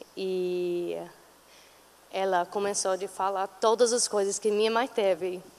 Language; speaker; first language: Portuguese; non-native, fluent; English